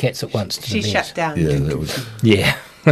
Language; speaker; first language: English; native; English